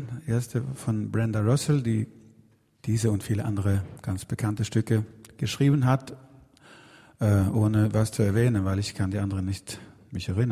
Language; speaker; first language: German; non-native, fluent; Swedish